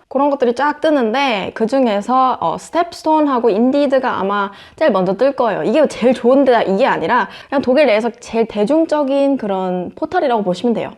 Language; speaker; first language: Korean; native; Korean